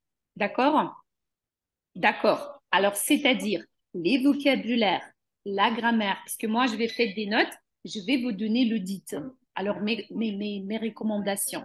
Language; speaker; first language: French; non-native, fluent; Ukrainian